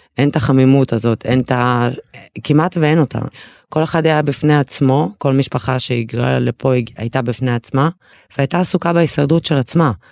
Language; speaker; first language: Hebrew; early bilingual, other home language; Russian